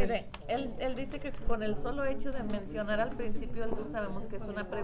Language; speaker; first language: Spanish; native; Spanish